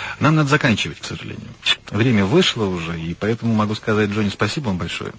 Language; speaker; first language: Russian; native; Russian